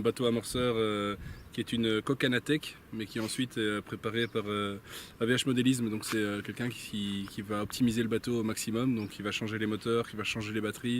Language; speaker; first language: French; native; French